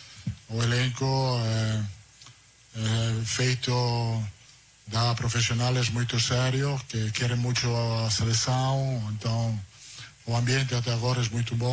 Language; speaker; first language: Portuguese; non-native, fluent; Italian